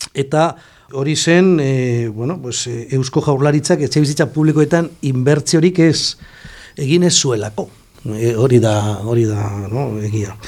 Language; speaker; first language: Basque; non-native, local second language; Spanish